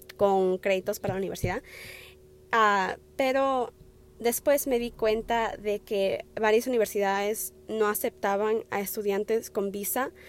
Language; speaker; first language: Spanish; early bilingual, heritage; Spanish